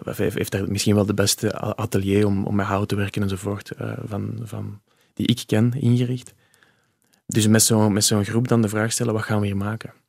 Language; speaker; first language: Dutch; native; Dutch